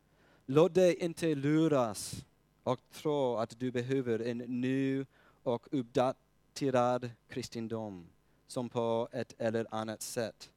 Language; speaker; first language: Swedish; non-native, fluent; English